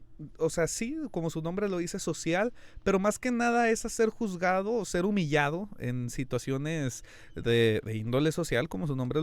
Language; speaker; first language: Spanish; native; Spanish